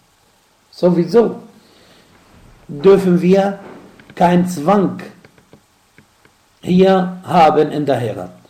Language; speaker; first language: German; non-native, fluent; Arabic